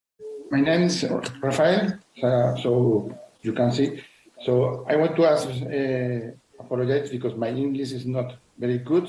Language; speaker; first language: English; non-native, learner; Spanish